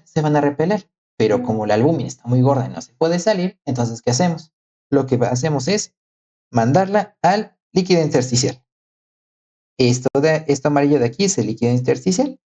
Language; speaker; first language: Spanish; native; Spanish